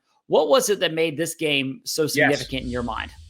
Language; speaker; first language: English; native; English